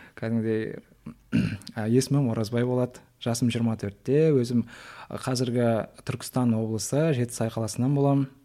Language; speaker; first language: Kazakh; native; Kazakh